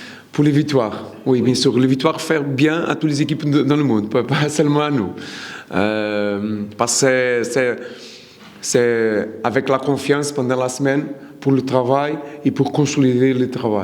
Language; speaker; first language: French; non-native, learner; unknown